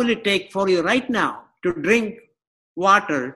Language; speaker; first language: English; non-native, local second language; Malayalam